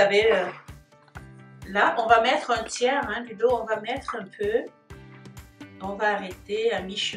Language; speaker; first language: French; native; French